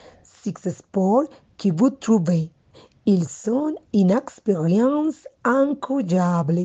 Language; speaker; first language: French; non-native, learner; Spanish